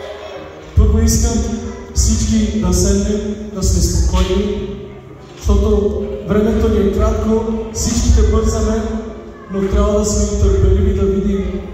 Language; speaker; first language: Bulgarian; non-native, local second language; Turkish